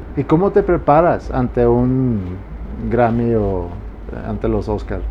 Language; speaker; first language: Spanish; non-native, fluent; Swedish